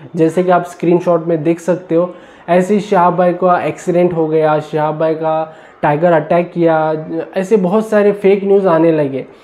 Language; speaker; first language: Hindi; non-native, local second language; Urdu